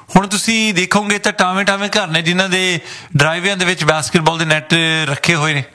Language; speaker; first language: Punjabi; early bilingual, heritage; Punjabi